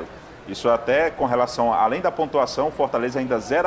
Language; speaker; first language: Portuguese; native; Portuguese